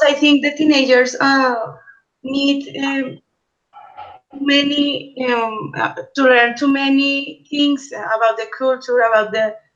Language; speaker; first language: English; non-native, learner; Spanish